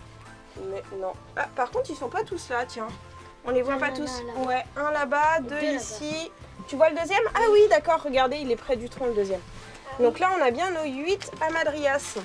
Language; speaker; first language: French; native; French